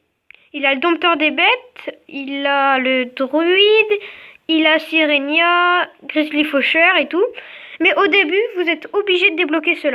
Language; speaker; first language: French; native; French